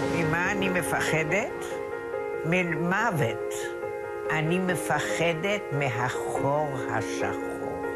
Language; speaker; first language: Hebrew; non-native, fluent; German